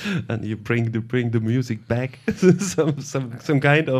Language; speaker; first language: English; non-native, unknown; German